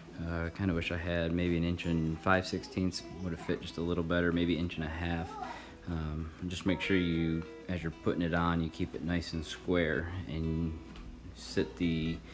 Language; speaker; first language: English; native; English